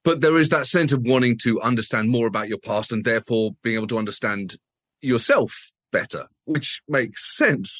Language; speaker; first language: English; native; English